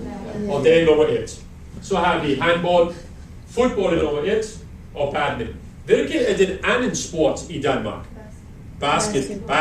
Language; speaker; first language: Danish; non-native, learner; English